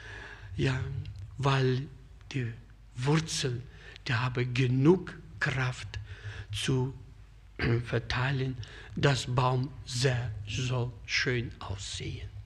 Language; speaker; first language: German; non-native, fluent; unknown